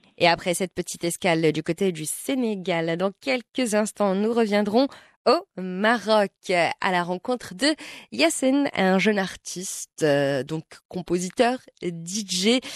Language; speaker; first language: French; non-native, local second language; Arabic